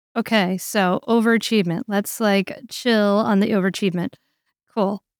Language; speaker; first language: English; native; English